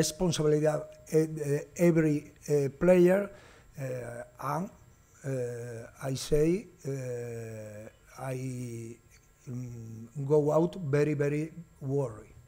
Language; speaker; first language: English; non-native, learner; Portuguese